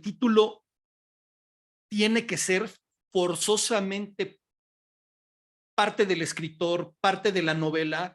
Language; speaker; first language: Spanish; native; Spanish